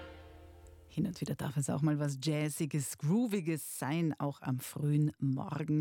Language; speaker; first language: German; native; German